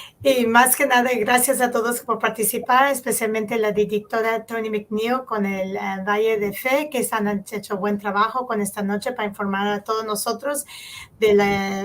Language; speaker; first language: Spanish; early bilingual, heritage; Spanish